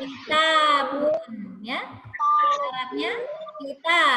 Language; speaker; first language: Indonesian; native; Indonesian